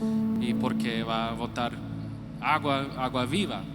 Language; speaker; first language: Spanish; non-native, fluent; English